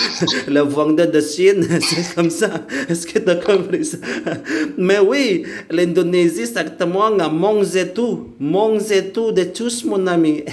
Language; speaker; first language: French; non-native, learner; Indonesian